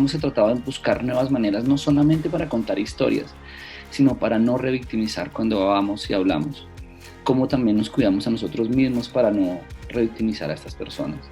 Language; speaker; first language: Spanish; native; Spanish